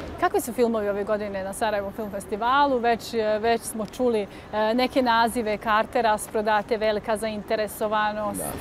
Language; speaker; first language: Serbian; native; Serbian